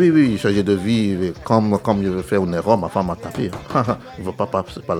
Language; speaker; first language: French; non-native, learner; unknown